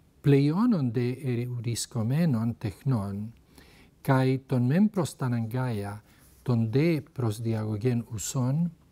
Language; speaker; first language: Greek; non-native, fluent; Spanish